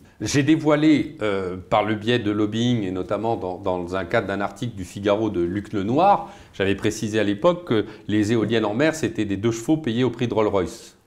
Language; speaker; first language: French; native; French